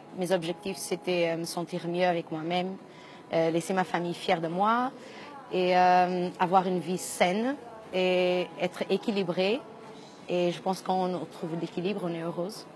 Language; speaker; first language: French; non-native, fluent; Portuguese